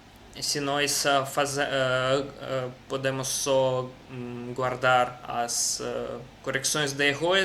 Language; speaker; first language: Portuguese; non-native, learner; Russian